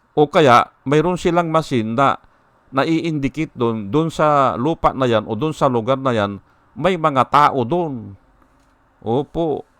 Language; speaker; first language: Filipino; native; Filipino